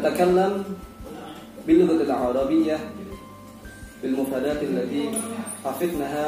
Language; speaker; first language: Arabic; non-native, fluent; Indonesian